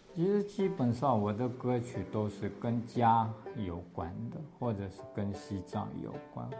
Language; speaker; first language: Chinese; non-native, local second language; Tibetan